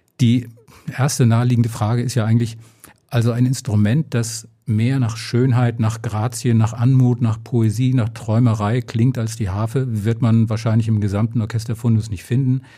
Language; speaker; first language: German; native; German